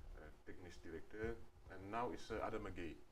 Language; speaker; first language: English; non-native, learner; Wolof